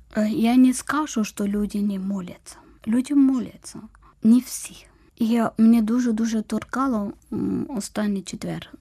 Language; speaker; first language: Ukrainian; non-native, learner; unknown